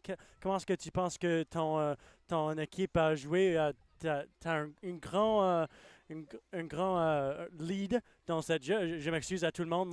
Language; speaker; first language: French; non-native, learner; English